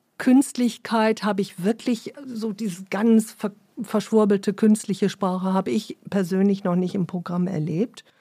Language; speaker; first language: German; early bilingual, other home language; English